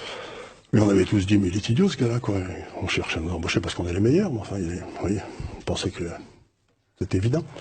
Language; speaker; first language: French; native; French